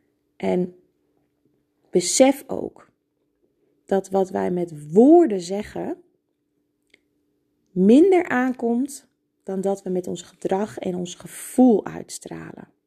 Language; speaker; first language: Dutch; native; Dutch